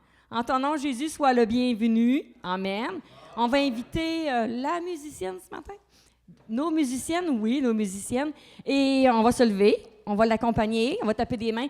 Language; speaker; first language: French; native; French